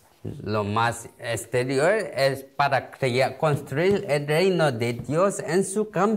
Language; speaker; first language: Spanish; non-native, learner; Korean